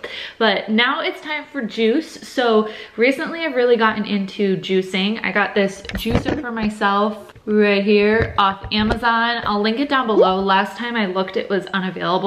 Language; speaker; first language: English; native; English